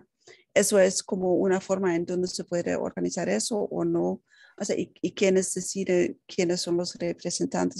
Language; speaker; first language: Spanish; non-native, fluent; Dutch